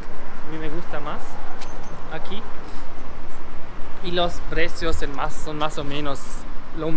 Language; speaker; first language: Spanish; non-native, learner; German